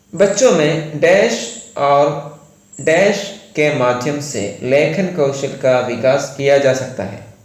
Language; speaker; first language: Hindi; non-native, local second language; Malayalam